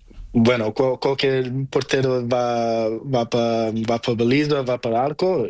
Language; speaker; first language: Spanish; non-native, learner; Portuguese